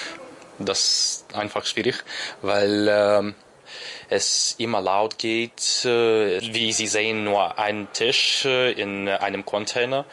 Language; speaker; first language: German; non-native, learner; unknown